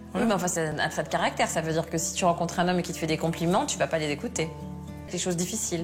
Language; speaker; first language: French; native; French